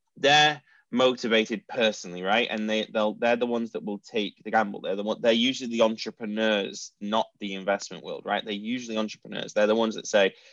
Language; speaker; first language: English; native; English